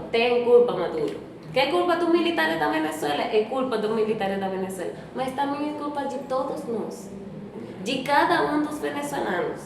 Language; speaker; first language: Portuguese; non-native, fluent; Spanish